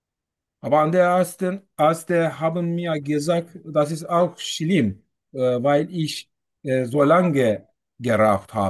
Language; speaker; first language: German; non-native, fluent; Turkish